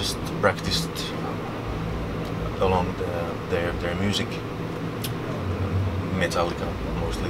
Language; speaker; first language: English; non-native, fluent; Finnish